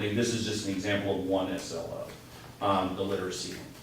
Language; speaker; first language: English; native; English